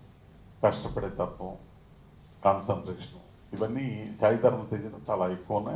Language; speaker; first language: Telugu; native; Telugu